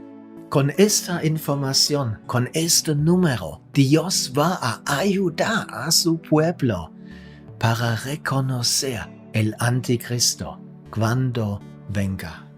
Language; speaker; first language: Spanish; non-native, fluent; German